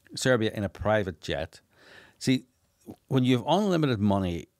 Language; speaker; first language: English; native; English